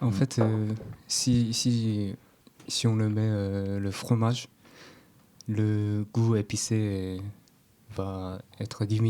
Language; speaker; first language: French; non-native, learner; Korean